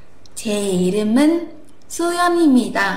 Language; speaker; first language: Korean; non-native, fluent; Vietnamese